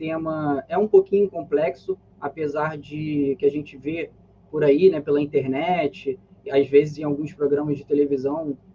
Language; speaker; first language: Portuguese; native; Portuguese